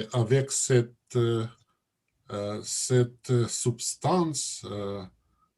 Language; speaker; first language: French; non-native, learner; Russian